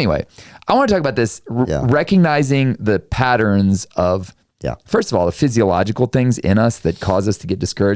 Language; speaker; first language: English; native; English